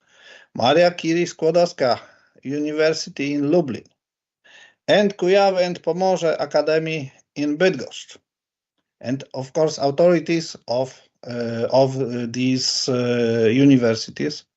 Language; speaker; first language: English; non-native, learner; Polish